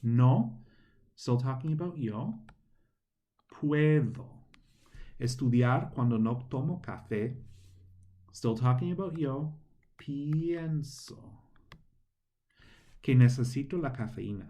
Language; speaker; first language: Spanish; non-native, fluent; English